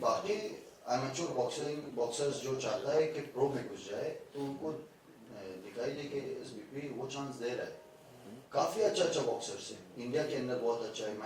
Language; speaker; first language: Hindi; non-native, fluent; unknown